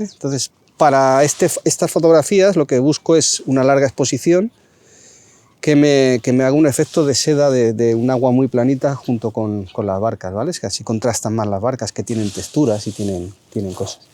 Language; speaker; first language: Spanish; native; Spanish